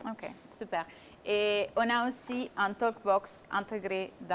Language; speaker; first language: French; non-native, fluent; Italian